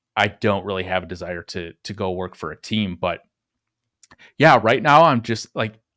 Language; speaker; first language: English; native; English